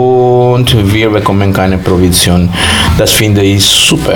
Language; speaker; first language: German; non-native, learner; Spanish